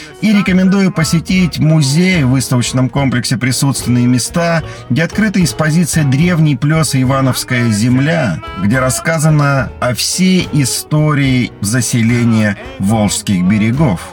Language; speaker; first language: Russian; native; Russian